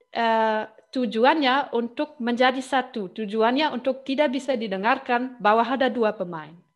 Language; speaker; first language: Indonesian; non-native, fluent; German